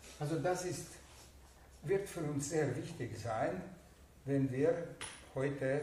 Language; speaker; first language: German; non-native, fluent; Hungarian